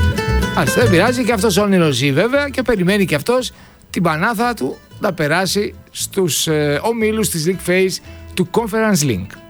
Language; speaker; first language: Greek; native; Greek